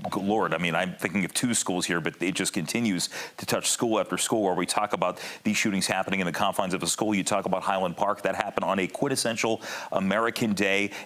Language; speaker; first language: English; native; English